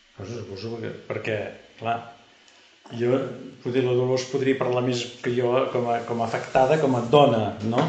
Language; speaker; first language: Catalan; native; Catalan